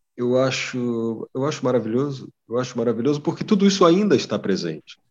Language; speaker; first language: Portuguese; native; Portuguese